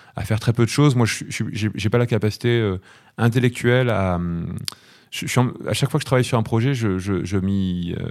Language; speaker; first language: French; native; French